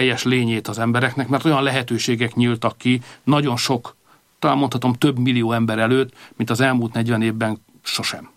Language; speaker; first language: Hungarian; native; Hungarian